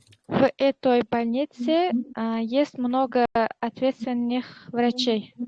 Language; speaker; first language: Russian; non-native, learner; Uzbek